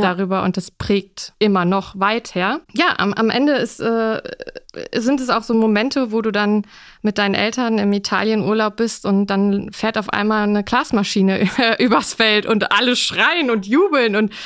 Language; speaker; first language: German; native; German